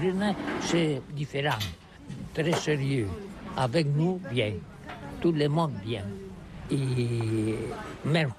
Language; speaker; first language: French; non-native, learner; Catalan